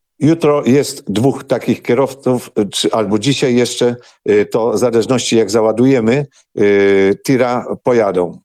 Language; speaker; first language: Polish; non-native, local second language; Ukrainian